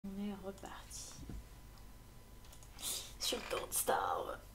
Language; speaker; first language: French; native; French